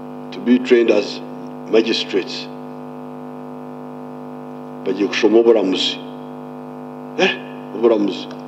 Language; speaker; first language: English; non-native, local second language; Nyankole